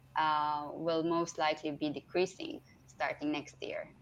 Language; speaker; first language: English; non-native, fluent; Romanian